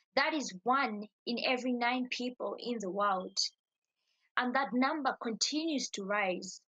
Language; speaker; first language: English; non-native, local second language; Ganda